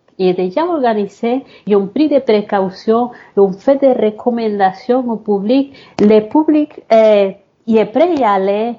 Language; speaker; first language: French; non-native, fluent; Spanish